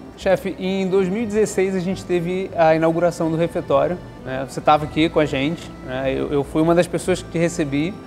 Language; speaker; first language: Portuguese; native; Portuguese